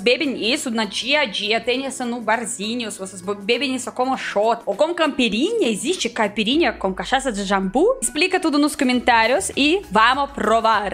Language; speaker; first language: Portuguese; non-native, learner; Russian